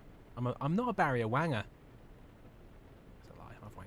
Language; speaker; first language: English; native; English